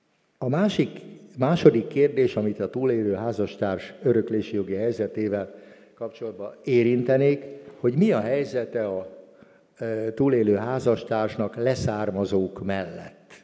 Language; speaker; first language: Hungarian; native; Hungarian